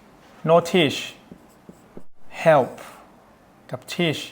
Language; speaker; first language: English; non-native, learner; Thai